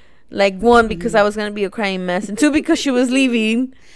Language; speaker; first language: English; early bilingual, other home language; Spanish